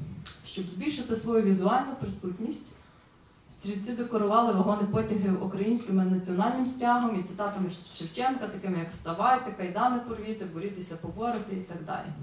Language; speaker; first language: Ukrainian; native; Ukrainian